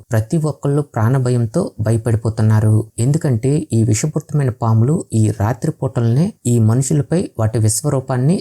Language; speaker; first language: Telugu; native; Telugu